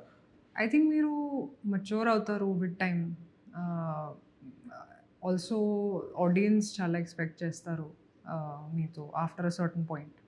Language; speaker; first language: Telugu; non-native, local second language; Hindi